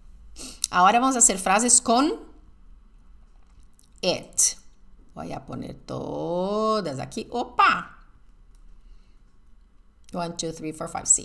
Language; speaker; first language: Spanish; non-native, fluent; Portuguese